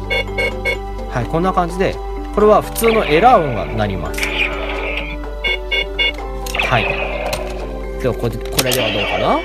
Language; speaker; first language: Japanese; native; Japanese